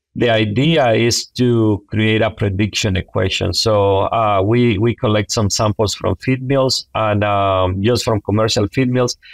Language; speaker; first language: English; non-native, fluent; Spanish